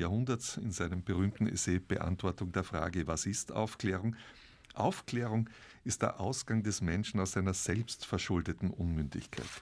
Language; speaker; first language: German; native; German